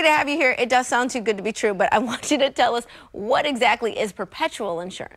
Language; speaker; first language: English; native; English